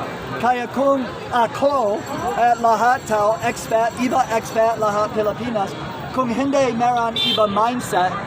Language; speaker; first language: Filipino; non-native, learner; English